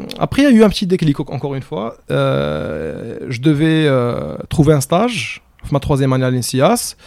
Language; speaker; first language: French; non-native, local second language; Arabic